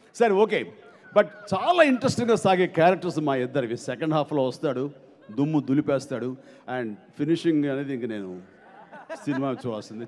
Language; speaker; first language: Telugu; native; Telugu